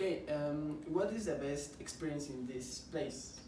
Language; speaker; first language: English; non-native, learner; Spanish